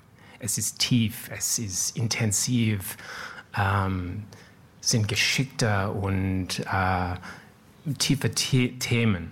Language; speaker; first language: German; non-native, learner; English